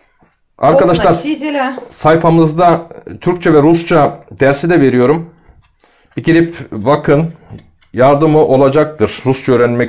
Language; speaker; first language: Turkish; native; Turkish